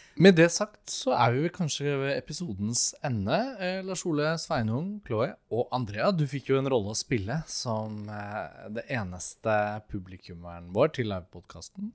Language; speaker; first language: Norwegian; native; Norwegian